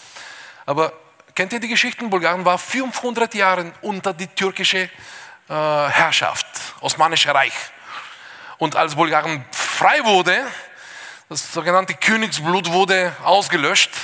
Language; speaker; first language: German; non-native, fluent; Bulgarian